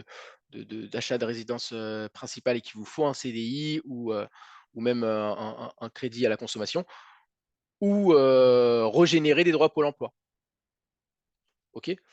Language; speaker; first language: French; native; French